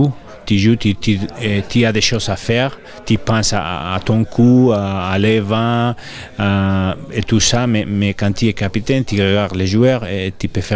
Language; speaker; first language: French; non-native, fluent; Spanish